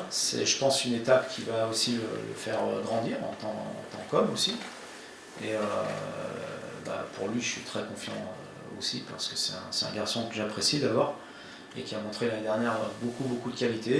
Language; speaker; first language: French; native; French